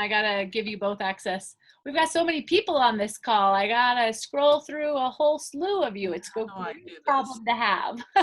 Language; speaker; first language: English; native; English